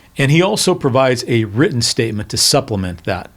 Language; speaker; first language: English; native; English